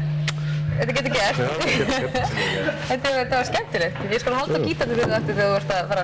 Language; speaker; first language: Icelandic; native; Icelandic